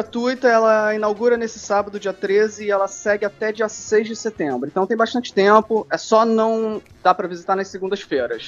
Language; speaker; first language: Portuguese; native; Portuguese